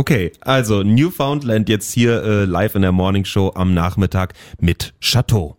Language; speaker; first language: German; native; German